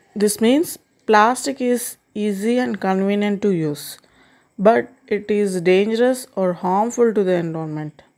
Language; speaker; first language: English; non-native, local second language; Telugu